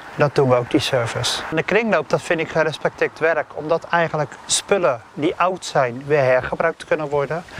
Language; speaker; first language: Dutch; native; Dutch